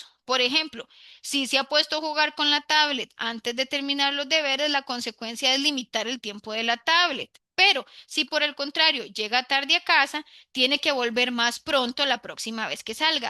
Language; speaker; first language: Spanish; native; Spanish